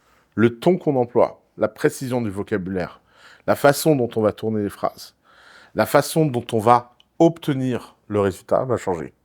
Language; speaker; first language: French; native; French